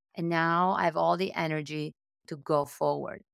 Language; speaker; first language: English; non-native, fluent; Italian